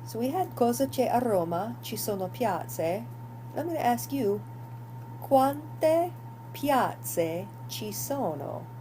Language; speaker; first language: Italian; non-native, fluent; English